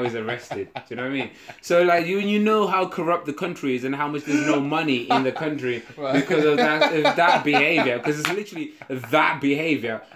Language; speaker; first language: English; non-native, local second language; Shona